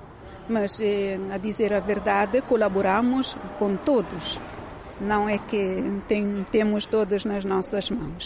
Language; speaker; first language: Portuguese; non-native, local second language; Kabuverdianu